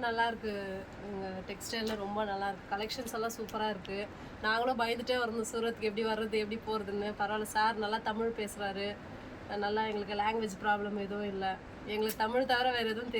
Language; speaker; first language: Tamil; native; Tamil